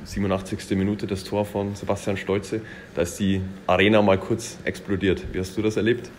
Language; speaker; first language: German; native; German